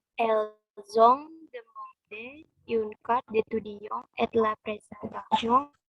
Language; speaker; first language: French; non-native, learner; Indonesian